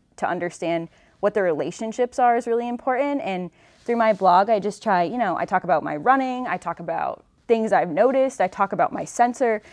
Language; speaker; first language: English; native; English